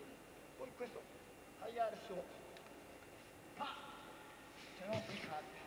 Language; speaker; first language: Italian; non-native, learner; Japanese